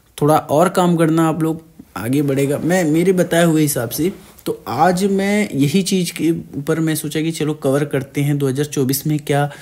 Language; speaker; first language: Hindi; native; Hindi